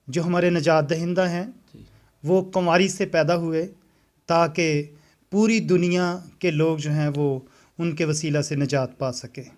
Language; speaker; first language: Urdu; non-native, local second language; Punjabi